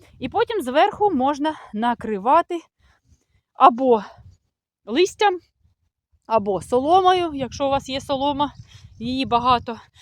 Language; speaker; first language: Ukrainian; non-native, local second language; Russian